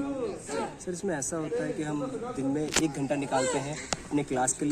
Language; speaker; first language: Hindi; native; Hindi